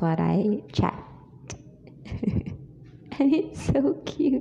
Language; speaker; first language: English; non-native, local second language; Cebuano